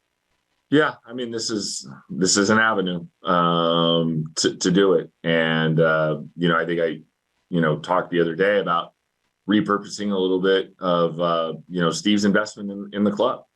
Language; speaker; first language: English; native; English